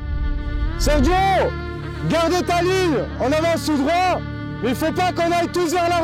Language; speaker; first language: French; native; French